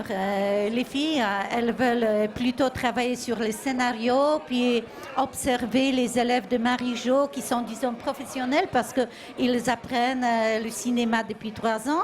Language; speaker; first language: French; non-native, fluent; Polish